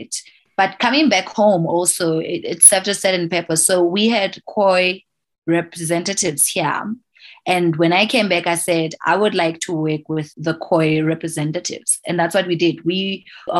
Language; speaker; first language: English; non-native, local second language; Southern Sotho